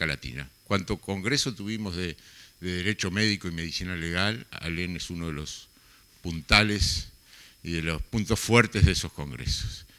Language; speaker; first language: Spanish; native; Spanish